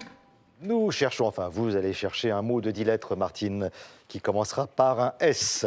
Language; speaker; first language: French; native; French